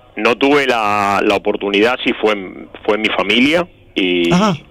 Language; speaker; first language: Spanish; native; Spanish